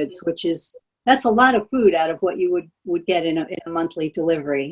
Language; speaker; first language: English; native; English